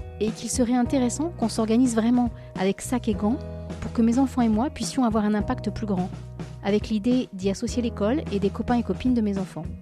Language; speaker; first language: French; native; French